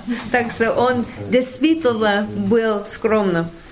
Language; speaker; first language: Russian; non-native, learner; English